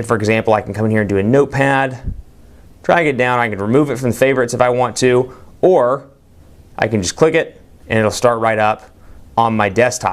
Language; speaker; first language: English; native; English